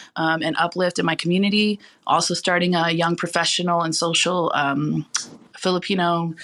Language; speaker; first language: English; early bilingual, other home language; Filipino